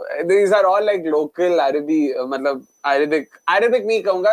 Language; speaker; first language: English; non-native, local second language; Hindi